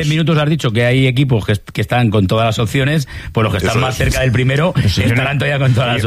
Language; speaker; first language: Spanish; native; Spanish